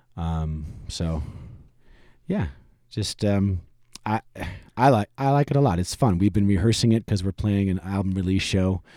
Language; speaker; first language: English; native; English